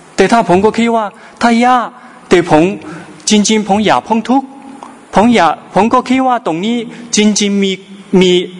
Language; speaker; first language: Thai; non-native, learner; Chinese